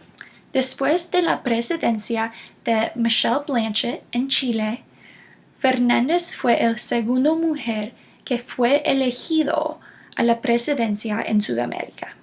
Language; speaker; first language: Spanish; non-native, learner; English